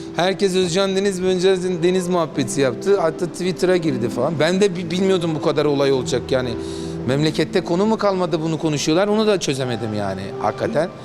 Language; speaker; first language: Turkish; native; Turkish